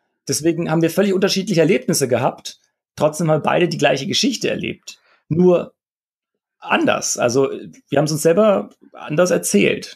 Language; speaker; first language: German; native; German